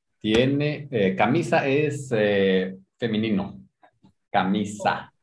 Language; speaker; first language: Spanish; non-native, learner; English